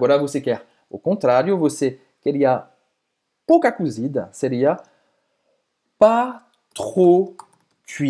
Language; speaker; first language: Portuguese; non-native, fluent; French